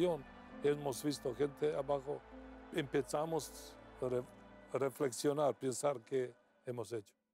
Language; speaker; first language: Spanish; non-native, fluent; Serbian